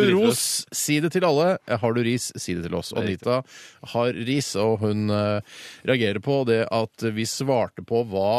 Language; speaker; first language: Norwegian; native; Norwegian